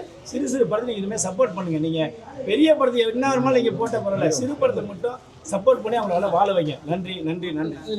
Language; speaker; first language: Tamil; native; Tamil